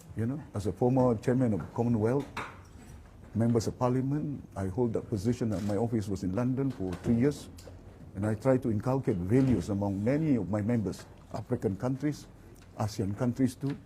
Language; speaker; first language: English; non-native, local second language; Malay